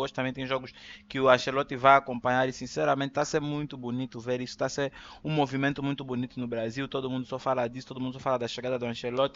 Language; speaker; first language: Portuguese; native; Portuguese